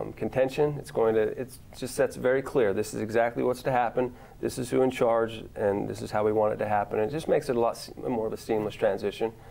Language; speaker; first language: English; native; English